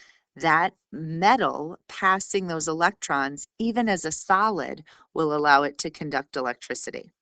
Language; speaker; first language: English; native; English